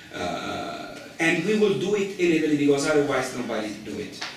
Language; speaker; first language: English; non-native, fluent; Italian